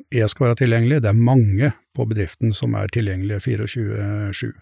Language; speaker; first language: Norwegian; native; Norwegian